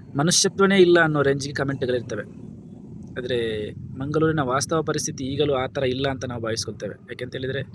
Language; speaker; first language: Kannada; native; Kannada